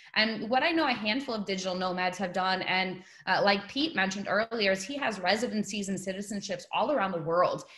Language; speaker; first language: English; native; English